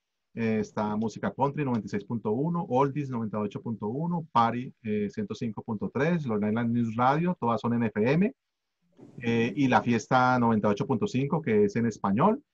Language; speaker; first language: Spanish; native; Spanish